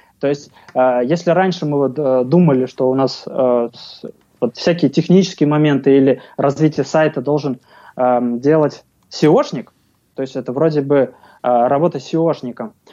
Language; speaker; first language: Russian; native; Russian